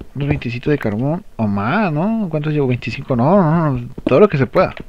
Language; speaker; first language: Spanish; native; Spanish